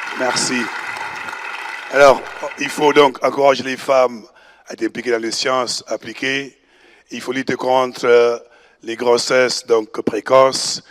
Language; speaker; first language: French; non-native, local second language; Wolof